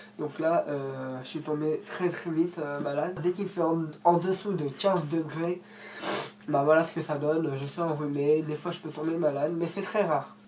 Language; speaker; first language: French; early bilingual, other home language; Russian